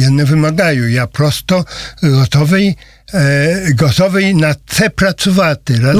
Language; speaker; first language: Ukrainian; non-native, learner; Polish